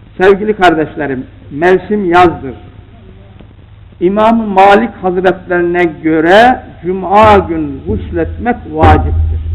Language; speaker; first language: Turkish; native; Turkish